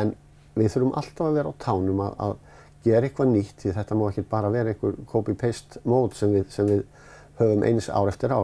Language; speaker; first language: Icelandic; native; Icelandic